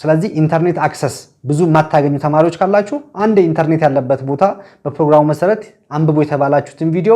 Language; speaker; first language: Amharic; native; Amharic